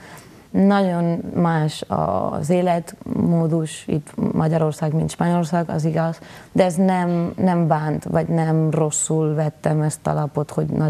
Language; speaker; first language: Hungarian; non-native, learner; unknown